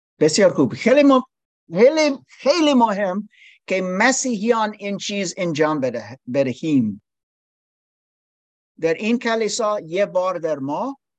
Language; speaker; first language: Persian; non-native, learner; English